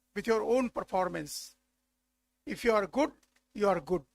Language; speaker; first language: English; non-native, local second language; Marathi